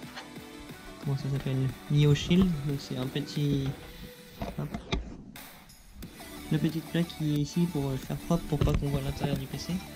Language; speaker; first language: French; native; French